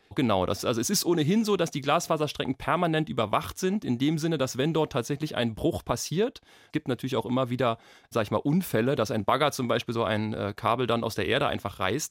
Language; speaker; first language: German; native; German